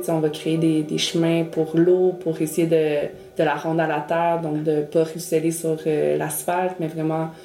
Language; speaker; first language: French; early bilingual, other home language; Spanish